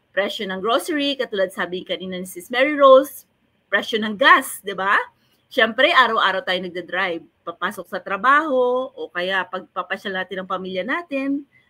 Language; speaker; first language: Filipino; native; Filipino